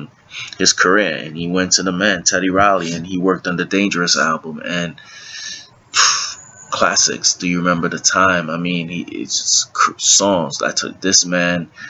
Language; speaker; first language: English; native; English